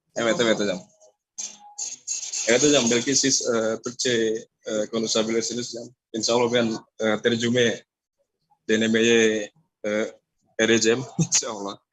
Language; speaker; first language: Turkish; non-native, learner; Indonesian